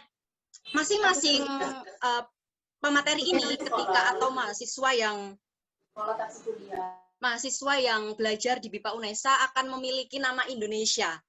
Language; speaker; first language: Indonesian; native; Indonesian